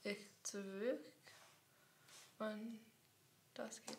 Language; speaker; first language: German; non-native, learner; English